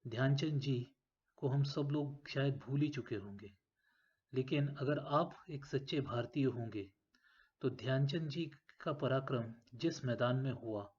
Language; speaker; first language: Hindi; non-native, local second language; Marathi